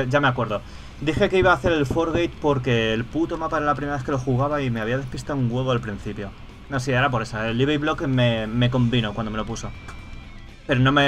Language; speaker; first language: Spanish; native; Spanish